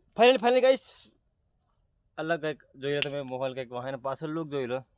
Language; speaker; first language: Gujarati; non-native, local second language; Bhili